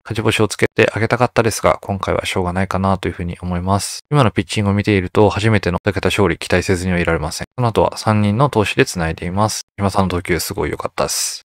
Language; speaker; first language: Japanese; native; Japanese